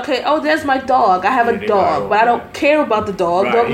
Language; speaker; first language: English; native; English